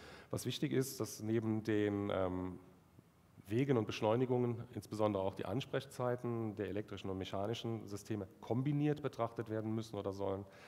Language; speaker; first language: German; native; German